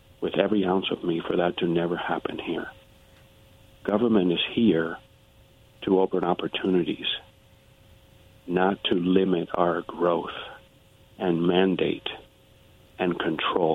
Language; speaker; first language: English; early bilingual, other home language; Spanish